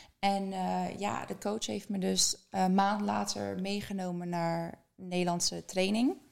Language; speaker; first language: Dutch; early bilingual, other home language; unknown